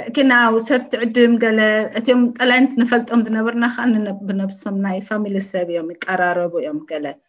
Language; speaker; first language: Tigrinya; early bilingual, heritage; Tigrinya